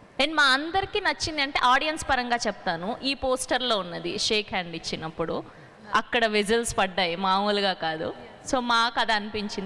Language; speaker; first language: Telugu; non-native, learner; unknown